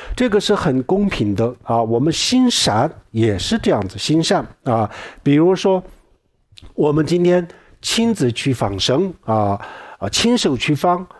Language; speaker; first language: Chinese; non-native, local second language; Tibetan